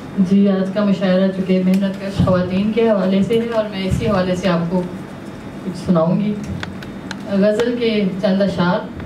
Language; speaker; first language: Urdu; non-native, local second language; Punjabi